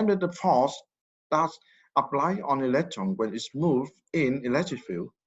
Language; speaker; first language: English; non-native, fluent; Vietnamese